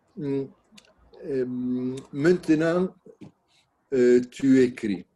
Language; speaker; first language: French; non-native, learner; Italian